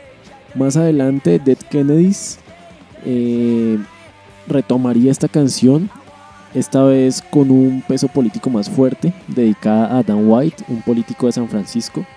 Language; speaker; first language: Spanish; native; Spanish